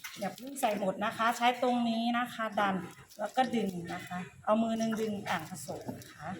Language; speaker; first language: Thai; native; Thai